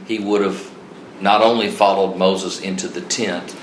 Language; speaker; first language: English; native; English